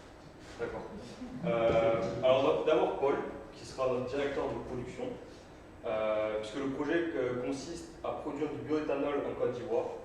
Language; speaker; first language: French; native; French